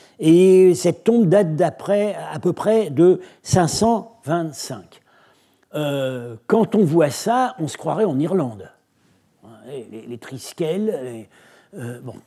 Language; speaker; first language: French; native; French